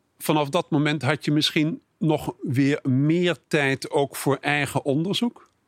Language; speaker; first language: Dutch; native; Dutch